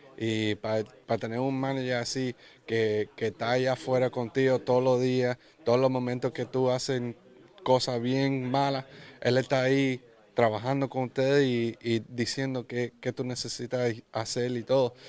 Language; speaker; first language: Spanish; early bilingual, other home language; English